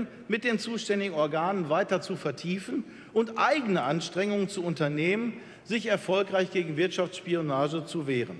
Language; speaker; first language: German; native; German